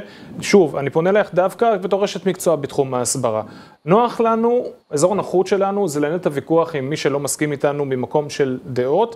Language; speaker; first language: Hebrew; native; Hebrew